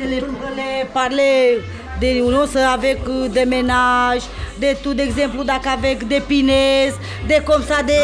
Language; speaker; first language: French; non-native, learner; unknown